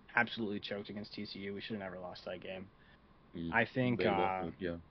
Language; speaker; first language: English; native; English